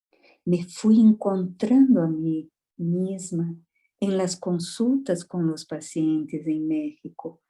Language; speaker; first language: Spanish; non-native, fluent; Portuguese